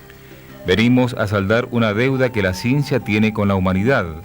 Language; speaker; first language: Spanish; native; Spanish